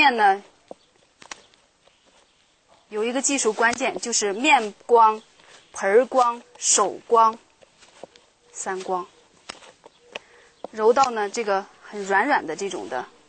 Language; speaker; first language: Chinese; native; Chinese